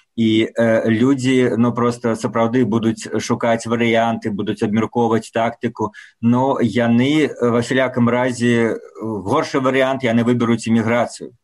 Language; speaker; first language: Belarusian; non-native, local second language; Russian